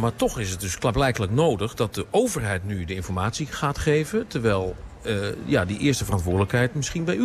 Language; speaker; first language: Dutch; native; Dutch